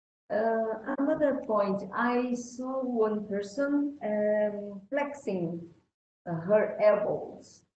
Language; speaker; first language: English; non-native, fluent; Portuguese